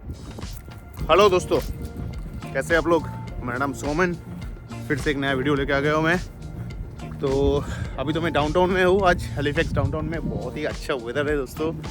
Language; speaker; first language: Hindi; non-native, local second language; Bangla